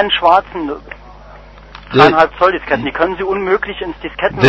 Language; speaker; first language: German; native; German